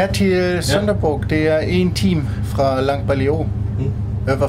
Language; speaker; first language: Danish; non-native, learner; German